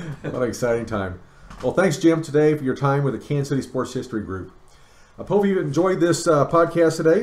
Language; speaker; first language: English; native; English